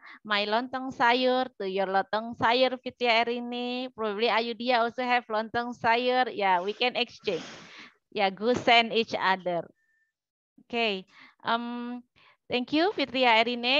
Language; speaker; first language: English; non-native, learner; Indonesian